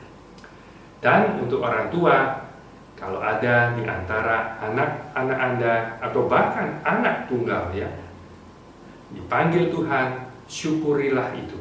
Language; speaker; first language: Indonesian; native; Indonesian